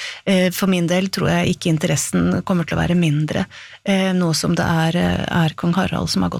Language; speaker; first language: Norwegian; native; Norwegian